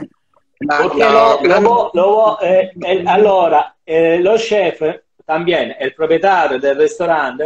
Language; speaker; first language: Spanish; non-native, learner; Italian